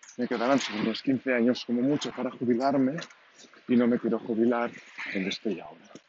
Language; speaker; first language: Spanish; non-native, local second language; Catalan